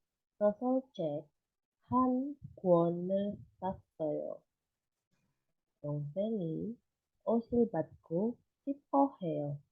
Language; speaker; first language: Korean; non-native, fluent; Indonesian